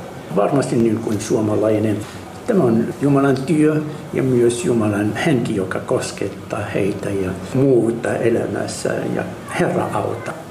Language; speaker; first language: Finnish; non-native, fluent; Arabic